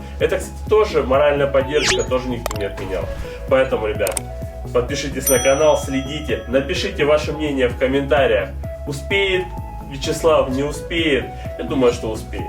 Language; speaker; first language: Russian; native; Russian